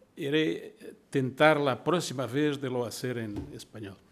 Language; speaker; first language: Spanish; non-native, learner; Portuguese